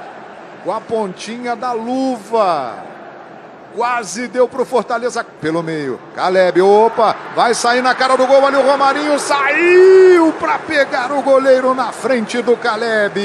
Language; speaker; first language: Portuguese; native; Portuguese